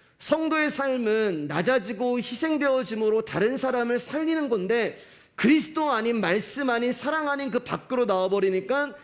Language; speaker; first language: Korean; native; Korean